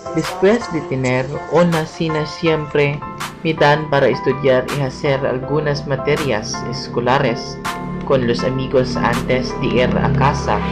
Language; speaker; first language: Spanish; non-native, learner; Waray